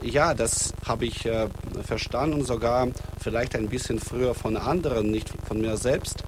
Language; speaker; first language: German; non-native, fluent; Russian